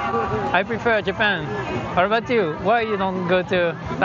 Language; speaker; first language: English; non-native, learner; Thai